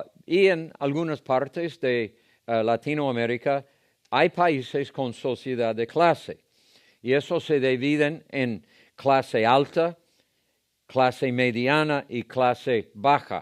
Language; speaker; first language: Spanish; non-native, fluent; English